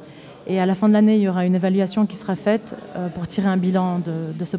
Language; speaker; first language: French; native; French